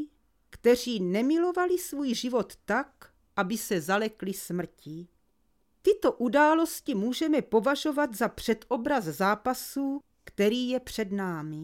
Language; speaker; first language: Czech; native; Czech